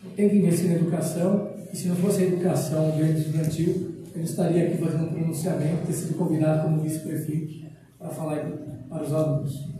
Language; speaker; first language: Portuguese; native; Portuguese